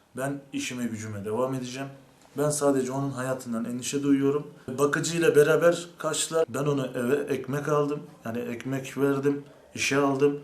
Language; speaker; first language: Turkish; native; Turkish